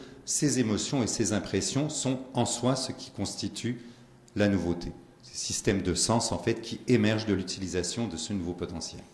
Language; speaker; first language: French; native; French